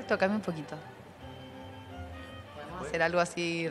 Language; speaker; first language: Spanish; native; Spanish